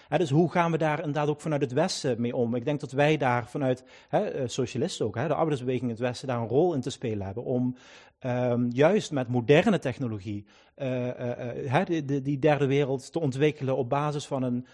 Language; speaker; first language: Dutch; native; Dutch